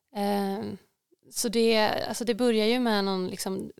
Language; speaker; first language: Swedish; native; Swedish